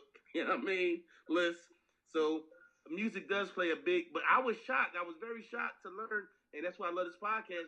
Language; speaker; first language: English; native; English